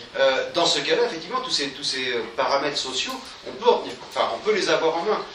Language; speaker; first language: French; native; French